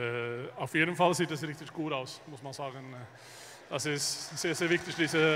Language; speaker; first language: German; non-native, fluent; Swedish